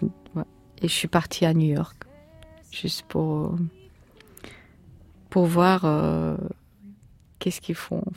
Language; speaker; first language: French; non-native, fluent; Korean